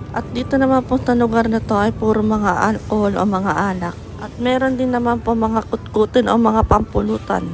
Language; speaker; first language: Filipino; native; Filipino